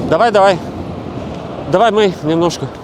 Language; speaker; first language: Russian; non-native, learner; Bulgarian